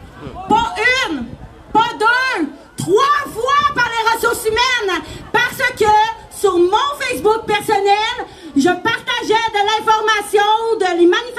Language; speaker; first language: French; native; French